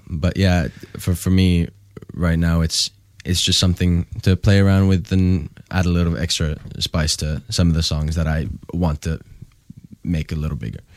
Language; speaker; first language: English; non-native, fluent; Finnish